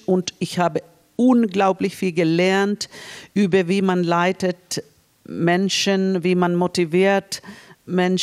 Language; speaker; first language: German; non-native, fluent; Finnish